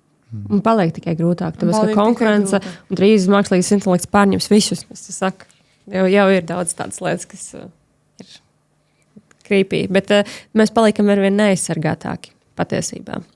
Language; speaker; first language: Latvian; native; Latvian